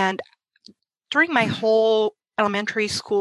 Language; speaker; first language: English; non-native, fluent; Portuguese